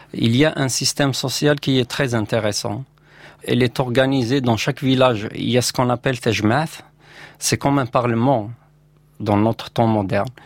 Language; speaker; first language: French; non-native, local second language; Kabyle